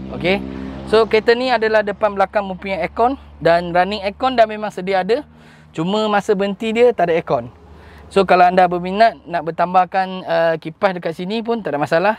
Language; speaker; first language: Malay; non-native, local second language; Chinese